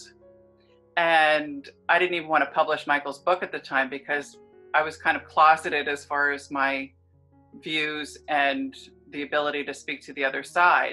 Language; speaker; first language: English; native; English